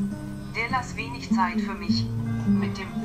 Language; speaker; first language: German; non-native, learner; Chinese